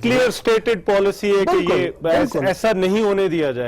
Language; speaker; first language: Urdu; native; Urdu